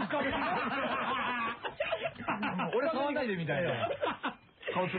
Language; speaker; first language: Japanese; native; Japanese